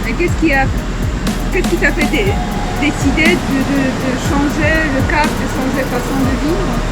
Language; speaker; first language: French; non-native, fluent; Polish